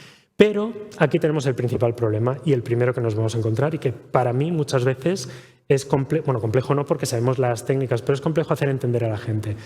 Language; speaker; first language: Spanish; native; Spanish